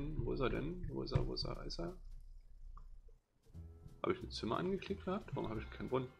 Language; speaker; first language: German; native; German